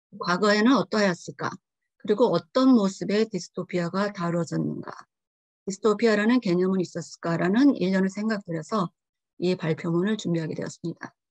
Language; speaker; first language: Korean; early bilingual, heritage; Korean